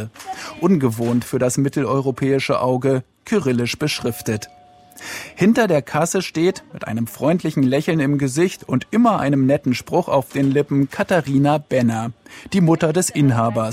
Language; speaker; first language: German; native; German